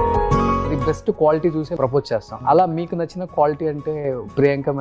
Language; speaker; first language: Telugu; native; Telugu